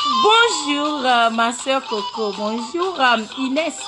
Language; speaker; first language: French; non-native, local second language; Ewe